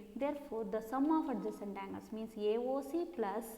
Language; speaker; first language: English; non-native, local second language; Kannada